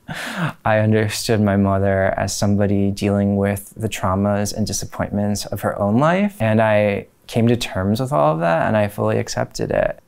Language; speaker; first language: English; native; English